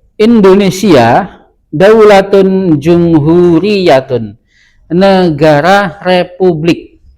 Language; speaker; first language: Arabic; non-native, fluent; Indonesian